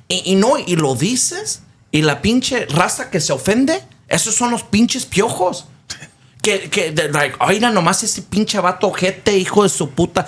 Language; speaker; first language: Spanish; early bilingual, heritage; Spanish